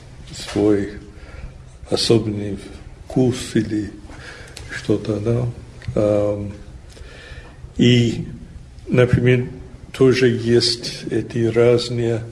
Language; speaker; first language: Russian; non-native, fluent; English